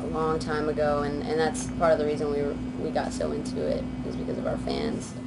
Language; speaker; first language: English; native; English